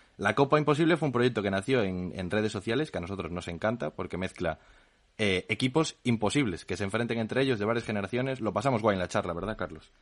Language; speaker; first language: Spanish; native; Spanish